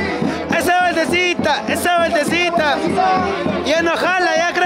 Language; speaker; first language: Spanish; native; Spanish